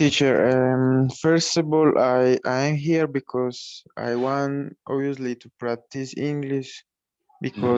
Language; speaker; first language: English; non-native, learner; Spanish